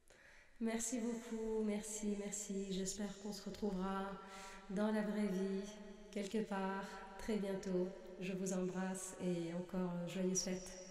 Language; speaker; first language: French; non-native, local second language; Arabic